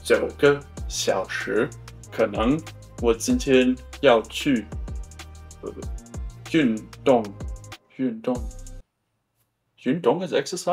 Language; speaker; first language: Chinese; non-native, learner; German